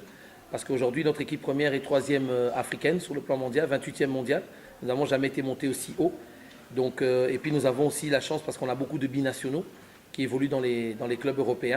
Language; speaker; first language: French; native; French